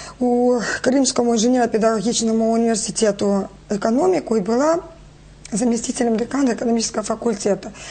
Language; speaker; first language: Ukrainian; non-native, local second language; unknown